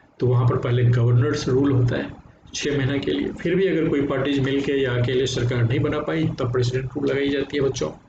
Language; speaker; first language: Hindi; native; Hindi